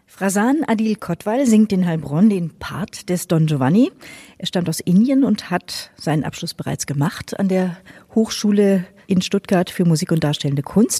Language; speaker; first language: German; native; German